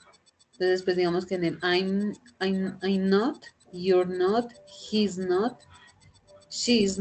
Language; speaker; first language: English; non-native, learner; Spanish